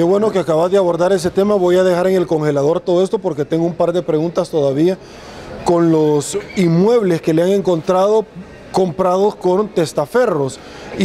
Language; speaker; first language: Spanish; native; Spanish